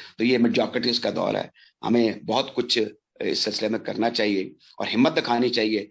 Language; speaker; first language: Urdu; non-native, local second language; Punjabi